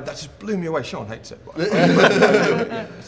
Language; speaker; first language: English; native; English